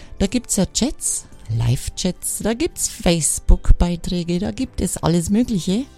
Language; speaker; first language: German; native; German